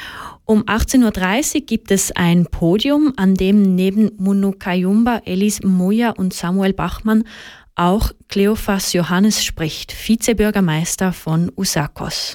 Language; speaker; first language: German; native; German